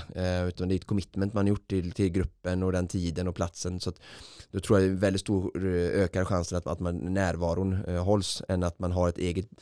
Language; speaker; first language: Swedish; native; Swedish